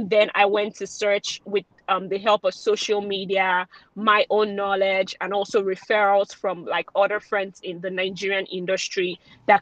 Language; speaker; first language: English; non-native, local second language; Yoruba